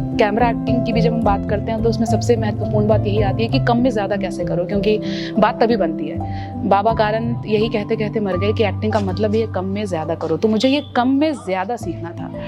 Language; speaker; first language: Hindi; native; Hindi